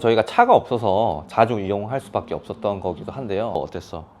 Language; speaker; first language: Korean; non-native, local second language; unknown